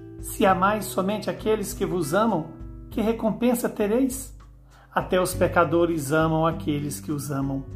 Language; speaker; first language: Portuguese; native; Portuguese